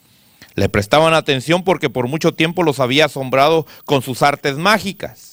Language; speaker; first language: Spanish; native; Spanish